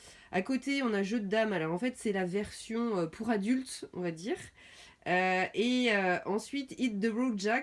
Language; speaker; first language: French; native; French